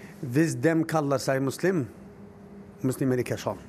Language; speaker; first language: Norwegian; non-native, fluent; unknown